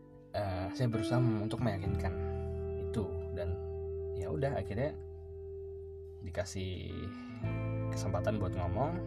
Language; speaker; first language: Indonesian; native; Indonesian